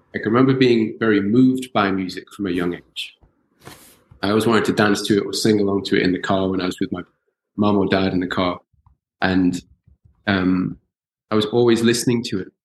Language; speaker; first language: English; native; English